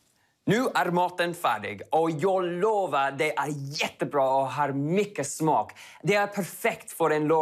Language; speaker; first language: Swedish; non-native, learner; English